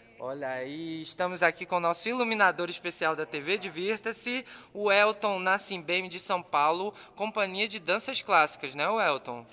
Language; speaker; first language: Portuguese; native; Portuguese